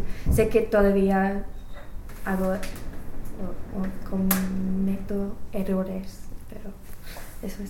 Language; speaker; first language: Spanish; non-native, learner; English